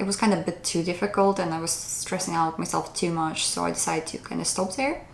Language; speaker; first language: English; non-native, fluent; Russian